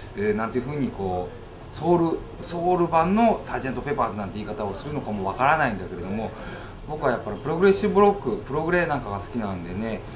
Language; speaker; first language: Japanese; native; Japanese